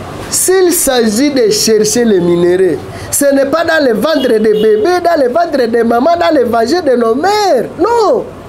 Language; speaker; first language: French; non-native, local second language; Swahili